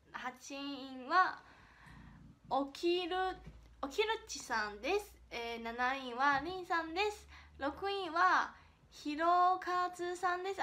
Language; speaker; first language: Japanese; non-native, fluent; Chinese